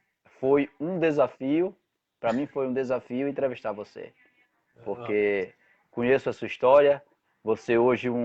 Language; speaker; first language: Portuguese; native; Portuguese